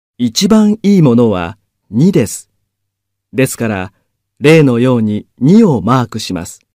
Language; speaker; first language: Japanese; native; Japanese